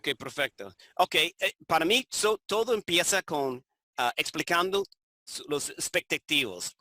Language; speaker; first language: Spanish; non-native, fluent; English